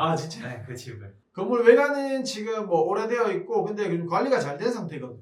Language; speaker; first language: Korean; native; Korean